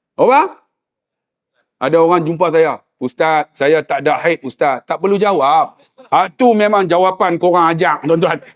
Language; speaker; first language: Malay; native; Malay